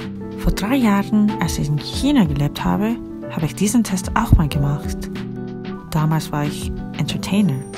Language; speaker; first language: German; non-native, fluent; Korean